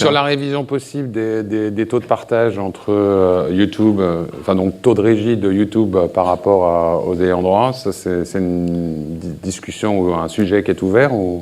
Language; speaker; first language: French; native; French